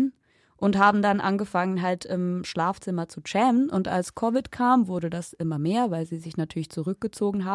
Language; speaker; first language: German; native; German